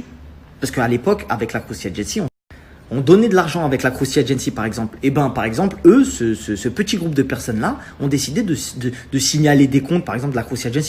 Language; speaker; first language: French; native; French